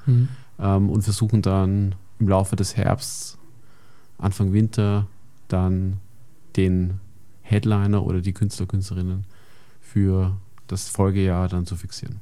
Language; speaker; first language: German; native; German